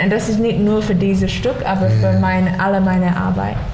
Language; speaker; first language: German; non-native, learner; English